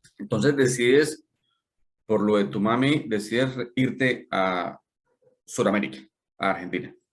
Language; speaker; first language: Spanish; native; Spanish